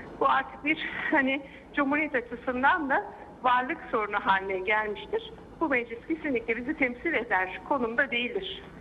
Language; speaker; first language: Turkish; native; Turkish